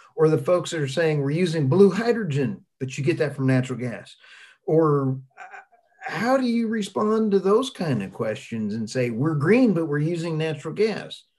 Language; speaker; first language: English; native; English